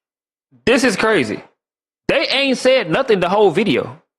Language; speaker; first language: English; native; English